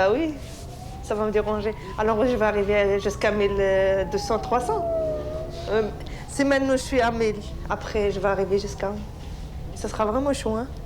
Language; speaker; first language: French; non-native, learner; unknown